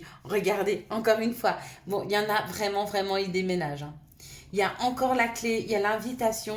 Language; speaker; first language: French; native; French